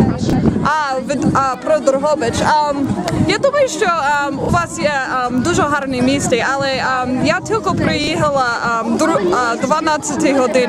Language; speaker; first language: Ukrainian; non-native, learner; English